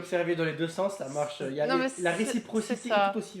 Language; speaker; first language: French; native; French